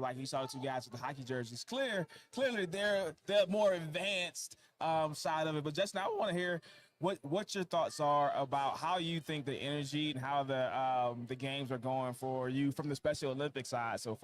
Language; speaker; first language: English; native; English